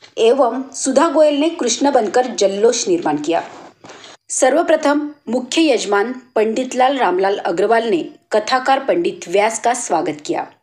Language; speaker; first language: Hindi; non-native, local second language; Marathi